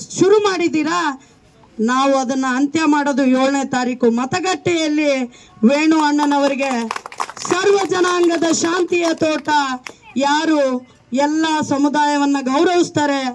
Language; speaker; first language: Kannada; native; Kannada